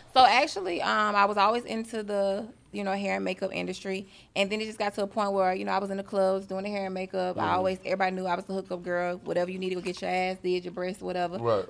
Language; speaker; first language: English; native; English